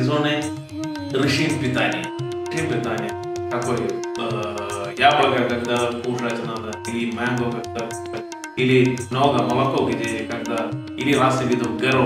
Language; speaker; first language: Russian; non-native, fluent; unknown